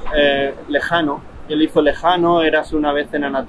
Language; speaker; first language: Spanish; native; Spanish